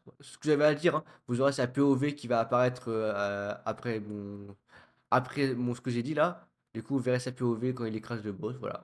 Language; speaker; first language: French; native; French